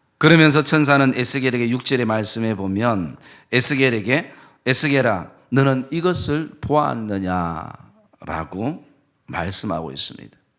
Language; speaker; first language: Korean; native; Korean